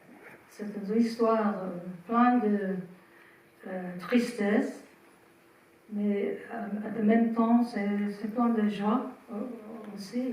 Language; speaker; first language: French; non-native, learner; English